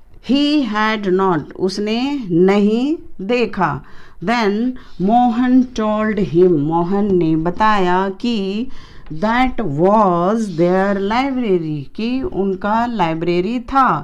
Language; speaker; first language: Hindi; native; Hindi